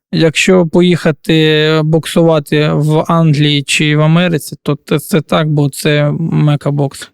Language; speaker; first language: Ukrainian; non-native, local second language; Russian